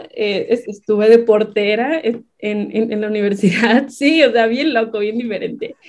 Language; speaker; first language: Spanish; native; Spanish